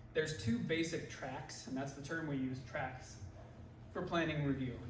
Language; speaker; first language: English; native; English